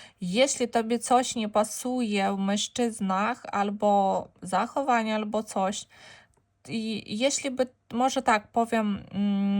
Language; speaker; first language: Polish; non-native, fluent; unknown